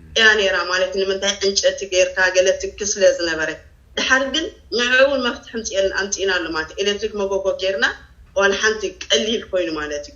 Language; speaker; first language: Tigrinya; native; Tigrinya